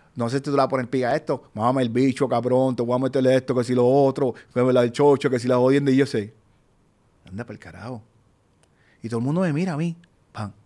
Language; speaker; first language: Spanish; native; Spanish